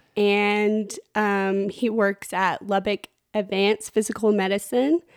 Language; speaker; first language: English; native; English